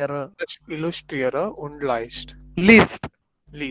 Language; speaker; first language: German; non-native, learner; Marathi